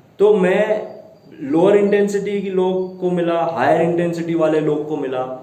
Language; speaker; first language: Hindi; non-native, local second language; Gujarati